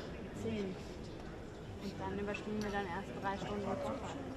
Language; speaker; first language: German; native; German